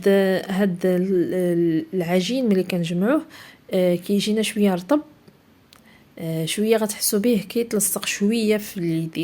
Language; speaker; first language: Arabic; native; Arabic